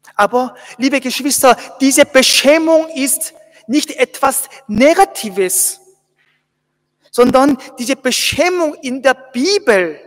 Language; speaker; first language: German; non-native, fluent; Korean